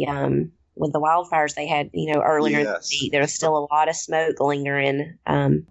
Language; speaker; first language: English; native; English